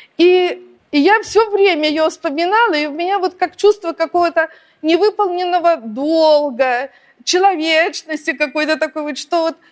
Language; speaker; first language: Russian; native; Russian